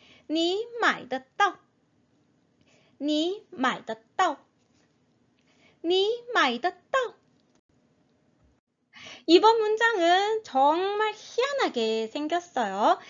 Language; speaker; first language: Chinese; non-native, fluent; Korean